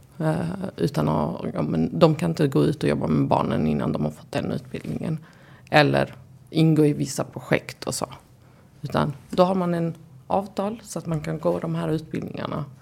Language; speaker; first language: Swedish; early bilingual, other home language; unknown